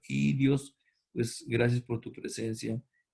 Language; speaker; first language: Spanish; native; Spanish